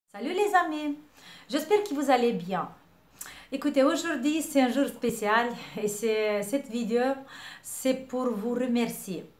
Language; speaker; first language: French; non-native, fluent; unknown